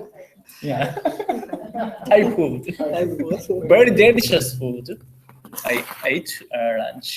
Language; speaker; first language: English; non-native, learner; Japanese